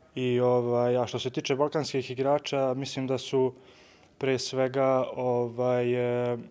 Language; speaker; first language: Serbian; native; Serbian